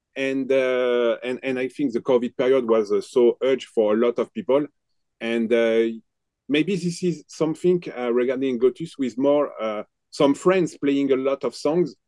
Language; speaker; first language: English; non-native, learner; French